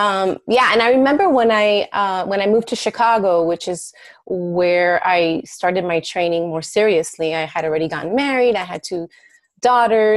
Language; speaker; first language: English; early bilingual, other home language; Spanish